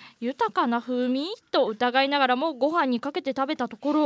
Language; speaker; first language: Japanese; native; Japanese